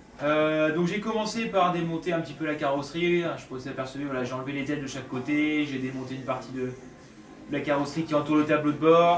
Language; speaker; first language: French; native; French